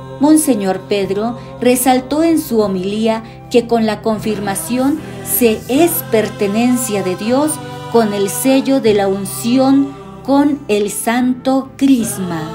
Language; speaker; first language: Spanish; native; Spanish